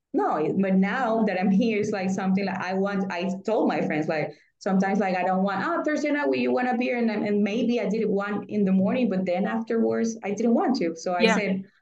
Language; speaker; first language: English; non-native, fluent; Spanish